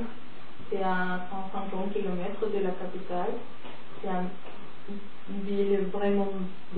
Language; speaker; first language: French; non-native, fluent; Spanish